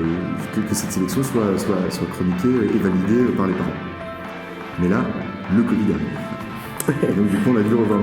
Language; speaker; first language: French; native; French